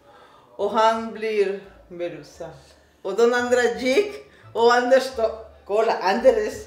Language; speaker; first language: Swedish; non-native, learner; Spanish